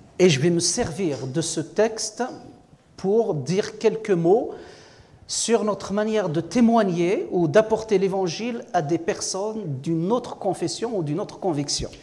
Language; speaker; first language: French; non-native, local second language; Kabyle